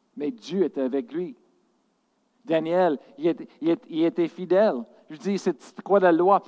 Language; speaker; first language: French; non-native, fluent; English